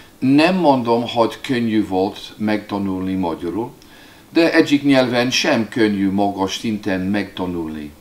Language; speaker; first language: Hungarian; non-native, fluent; English